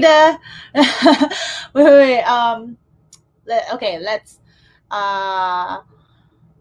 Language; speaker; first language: English; non-native, local second language; Filipino